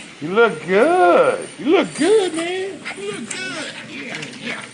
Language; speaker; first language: English; native; English